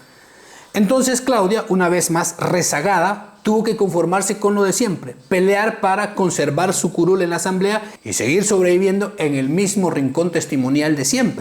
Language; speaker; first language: Spanish; native; Spanish